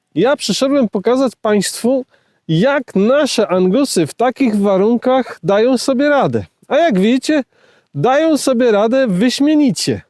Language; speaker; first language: Polish; native; Polish